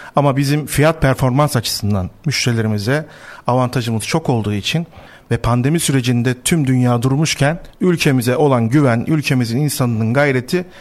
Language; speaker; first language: Turkish; native; Turkish